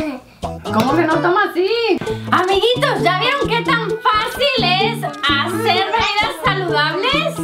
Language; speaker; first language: Spanish; native; Spanish